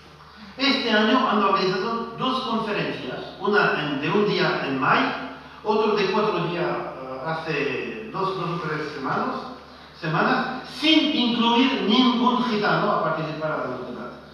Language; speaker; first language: Spanish; non-native, fluent; French